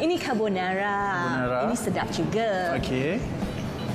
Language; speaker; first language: Malay; native; Malay